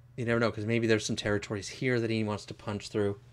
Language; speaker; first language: English; native; English